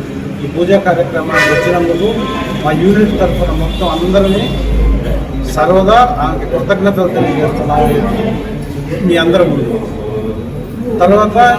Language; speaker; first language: Telugu; native; Telugu